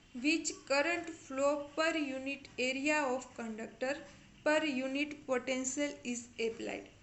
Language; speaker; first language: English; non-native, local second language; Gujarati